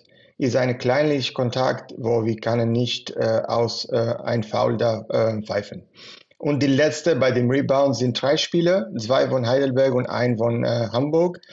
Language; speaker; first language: German; non-native, fluent; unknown